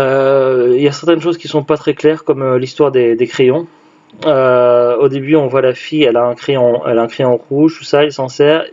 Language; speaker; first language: French; native; French